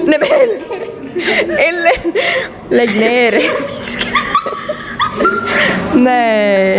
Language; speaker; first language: Swedish; native; Swedish